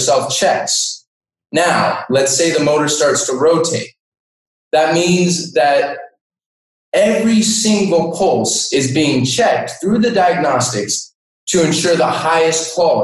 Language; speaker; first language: English; native; English